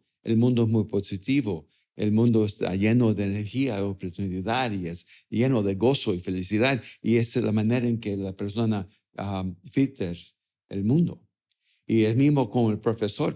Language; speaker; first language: Spanish; early bilingual, other home language; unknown